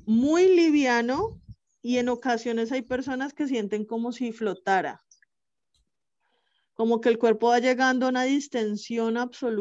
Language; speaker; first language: Spanish; native; Spanish